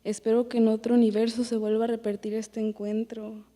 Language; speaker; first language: Spanish; early bilingual, other home language; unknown